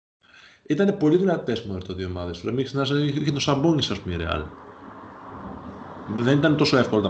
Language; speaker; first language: Greek; native; Greek